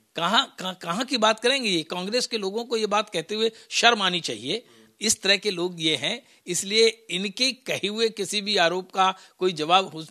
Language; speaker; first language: Hindi; native; Hindi